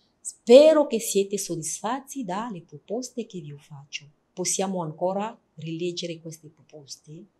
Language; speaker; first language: Italian; non-native, fluent; French